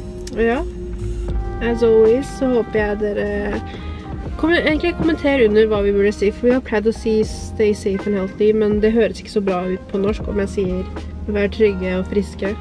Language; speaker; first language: Norwegian; early bilingual, other home language; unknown